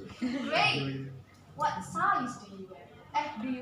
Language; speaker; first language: English; non-native, learner; Indonesian